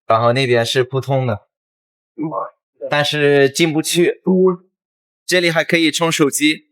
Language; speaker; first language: Chinese; non-native, fluent; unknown